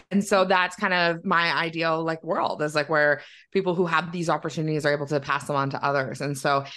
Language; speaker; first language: English; native; English